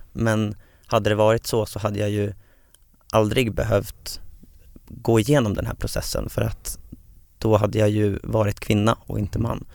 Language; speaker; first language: Swedish; native; Swedish